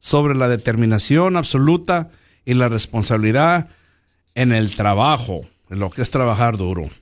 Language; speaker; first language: Spanish; early bilingual, heritage; Spanish